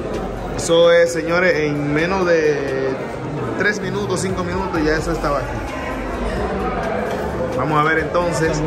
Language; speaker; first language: Spanish; native; Spanish